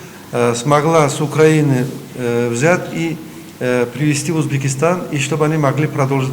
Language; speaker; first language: Russian; non-native, local second language; Uzbek